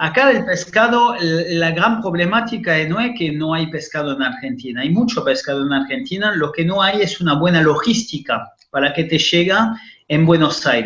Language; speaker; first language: Spanish; non-native, fluent; French